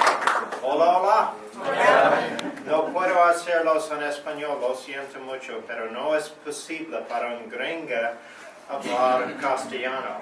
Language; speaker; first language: Spanish; non-native, learner; English